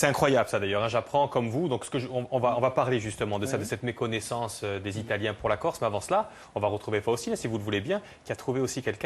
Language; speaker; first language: French; native; French